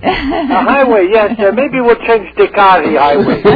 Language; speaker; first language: English; non-native, fluent; French